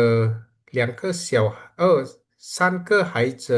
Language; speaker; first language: Chinese; non-native, learner; Indonesian